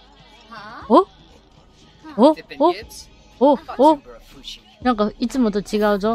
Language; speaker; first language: Japanese; native; Japanese